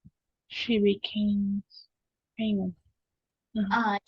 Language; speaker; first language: English; non-native, learner; Vietnamese